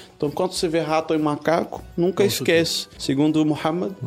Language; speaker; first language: Portuguese; non-native, fluent; Arabic